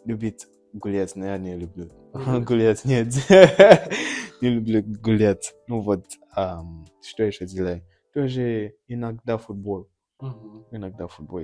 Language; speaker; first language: Russian; non-native, learner; Nyanja